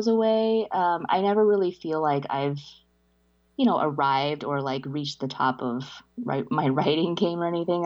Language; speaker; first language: English; early bilingual, other home language; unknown